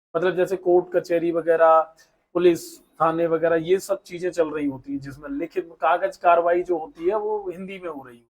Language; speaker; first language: Hindi; native; Hindi